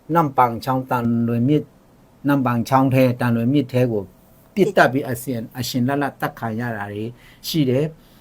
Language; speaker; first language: Burmese; non-native, local second language; Shan